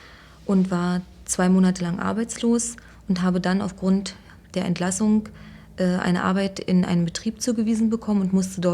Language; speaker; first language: German; native; German